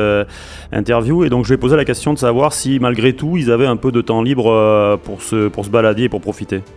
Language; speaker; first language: French; native; French